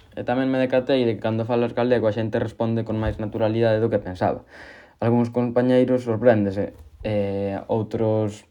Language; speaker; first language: Galician; non-native, local second language; Spanish